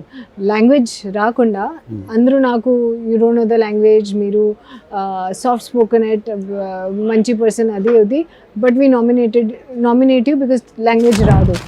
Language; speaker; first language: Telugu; non-native, learner; Hindi